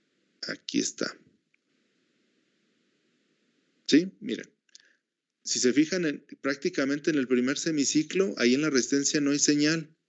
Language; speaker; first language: Spanish; native; Spanish